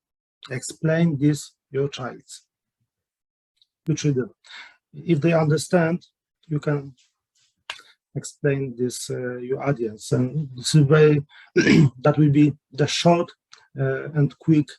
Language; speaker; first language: English; non-native, learner; Polish